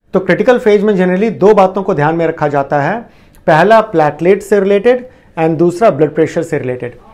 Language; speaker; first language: Hindi; native; Hindi